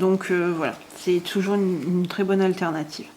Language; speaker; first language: French; native; French